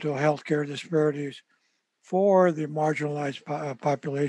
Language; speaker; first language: English; native; English